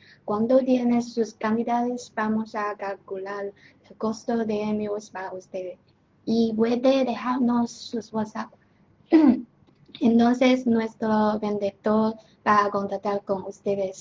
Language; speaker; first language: Spanish; non-native, learner; Chinese